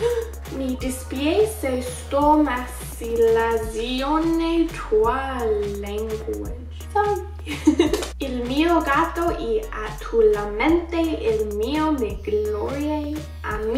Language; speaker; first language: Italian; non-native, learner; English